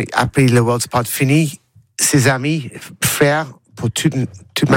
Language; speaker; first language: French; non-native, learner; English